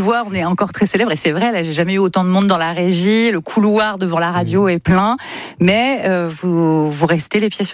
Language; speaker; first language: French; native; French